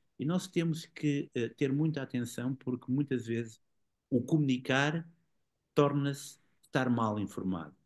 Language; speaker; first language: Portuguese; native; Portuguese